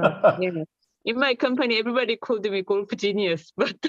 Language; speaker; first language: English; non-native, learner; Korean